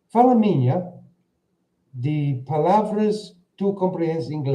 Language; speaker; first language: Portuguese; non-native, learner; English